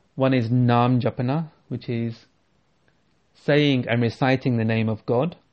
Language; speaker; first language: English; native; English